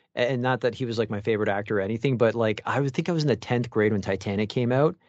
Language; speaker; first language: English; native; English